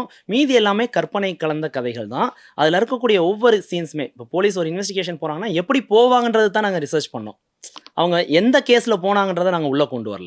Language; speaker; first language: Tamil; native; Tamil